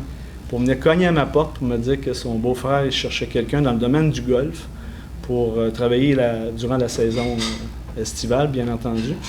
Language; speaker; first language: French; native; French